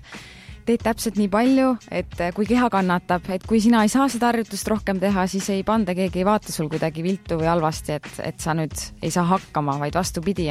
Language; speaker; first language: Estonian; native; Estonian